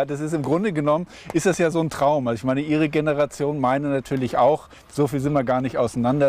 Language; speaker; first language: German; native; German